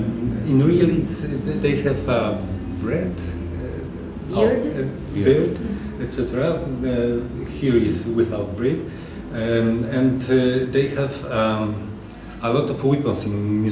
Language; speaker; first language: English; non-native, learner; Polish